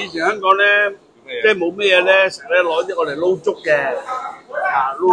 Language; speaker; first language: Cantonese; native; Cantonese